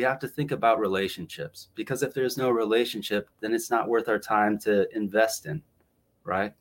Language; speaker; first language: English; native; English